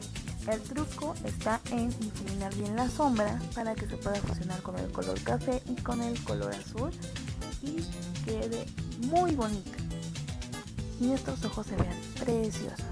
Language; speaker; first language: Spanish; native; Spanish